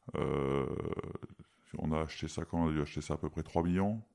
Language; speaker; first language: French; native; French